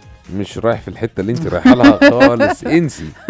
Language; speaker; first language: Arabic; native; Arabic